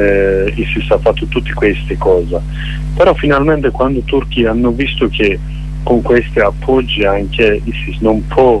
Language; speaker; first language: Italian; non-native, learner; Kurdish